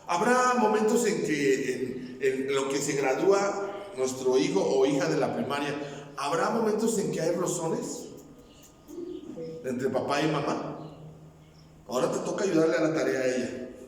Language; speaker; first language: Spanish; native; Spanish